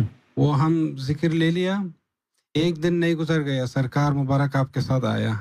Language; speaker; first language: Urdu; non-native, learner; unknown